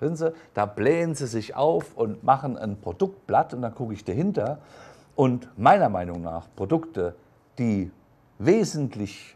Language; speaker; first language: German; native; German